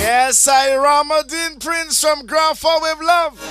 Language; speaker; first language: English; native; English